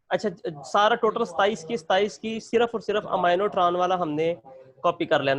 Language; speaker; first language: Hindi; non-native, local second language; Punjabi